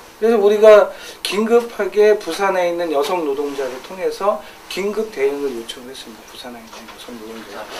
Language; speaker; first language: Korean; native; Korean